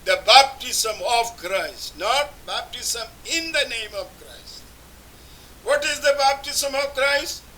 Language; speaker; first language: English; non-native, local second language; Malayalam